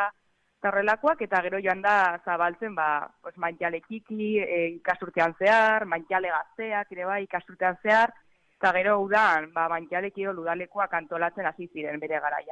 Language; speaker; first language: Basque; native; Basque